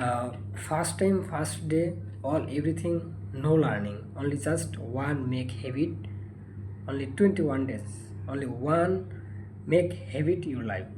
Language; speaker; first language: English; non-native, learner; Bangla